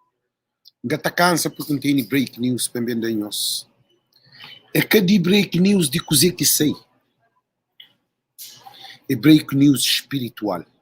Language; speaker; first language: Portuguese; non-native, local second language; Kabuverdianu